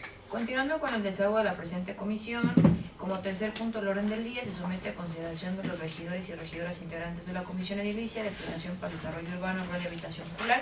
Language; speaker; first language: Spanish; native; Spanish